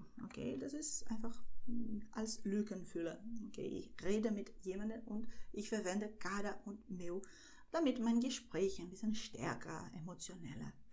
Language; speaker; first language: German; non-native, fluent; Portuguese